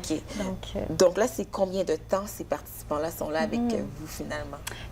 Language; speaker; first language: French; native; French